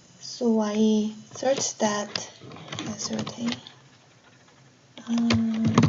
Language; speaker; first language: English; non-native, learner; Korean